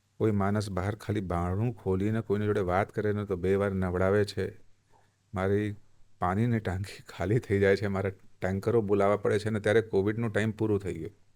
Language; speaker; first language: Gujarati; non-native, local second language; Hindi